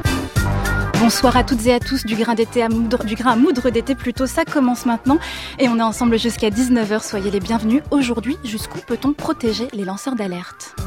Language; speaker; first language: French; native; French